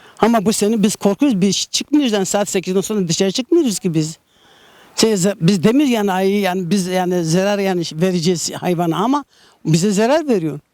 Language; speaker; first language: Turkish; non-native, local second language; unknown